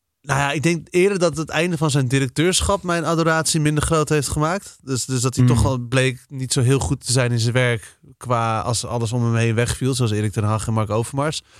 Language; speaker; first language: Dutch; native; Dutch